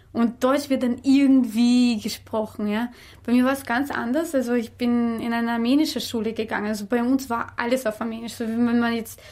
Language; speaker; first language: German; non-native, fluent; Armenian